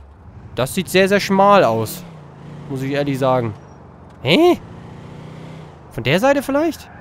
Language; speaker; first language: German; native; German